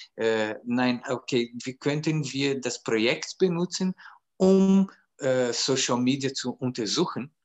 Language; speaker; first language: German; non-native, fluent; Portuguese